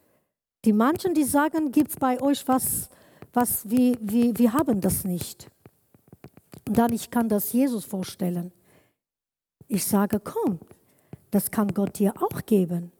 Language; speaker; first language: German; non-native, learner; Kurdish